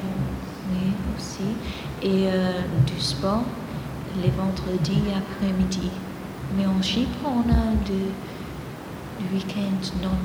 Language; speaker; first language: French; non-native, fluent; Greek